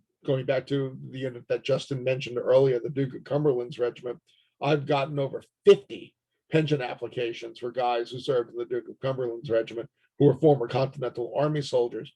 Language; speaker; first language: English; native; English